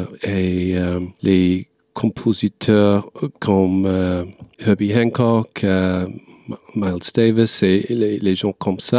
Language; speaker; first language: French; non-native, learner; English